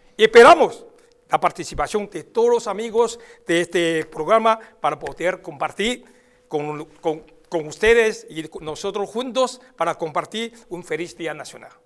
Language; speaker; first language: Spanish; non-native, fluent; Chinese